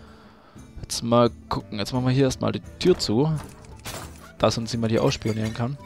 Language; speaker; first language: German; native; German